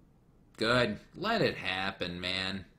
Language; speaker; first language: English; native; English